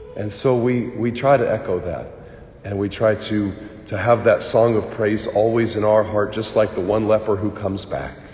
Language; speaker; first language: English; native; English